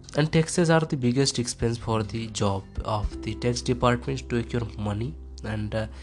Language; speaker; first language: English; non-native, local second language; Hindi